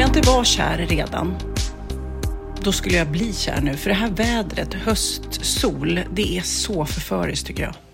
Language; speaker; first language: Swedish; native; Swedish